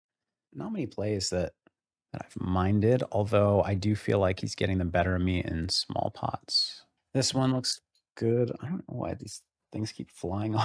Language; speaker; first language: English; native; English